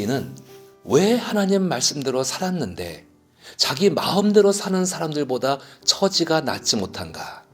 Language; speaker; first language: Korean; native; Korean